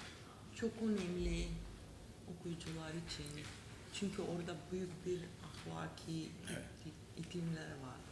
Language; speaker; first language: Turkish; non-native, learner; Macedonian